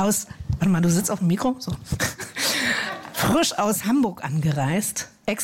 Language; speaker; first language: German; native; German